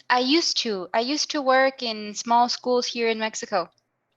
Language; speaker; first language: English; non-native, fluent; Spanish